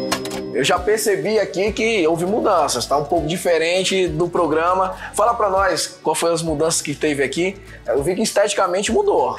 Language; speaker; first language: Portuguese; native; Portuguese